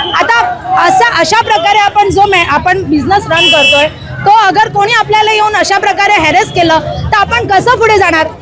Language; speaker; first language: Marathi; non-native, local second language; Marwari